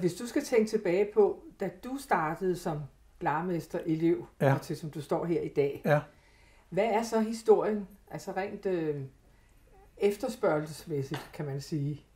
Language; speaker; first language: Danish; native; Danish